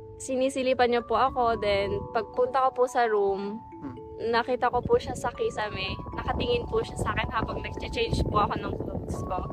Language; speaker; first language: Filipino; native; Filipino